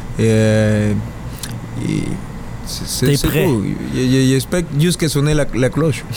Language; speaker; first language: French; non-native, learner; Spanish